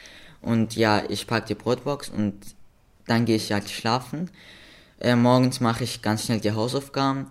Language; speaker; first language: German; early bilingual, other home language; Russian